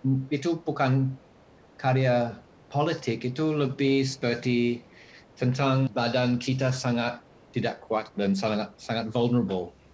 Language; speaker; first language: Indonesian; non-native, fluent; English